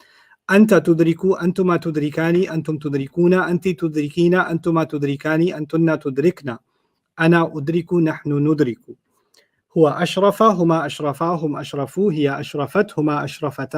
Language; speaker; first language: Arabic; non-native, fluent; English